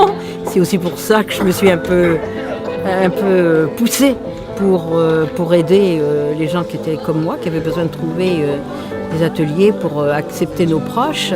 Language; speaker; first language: French; native; French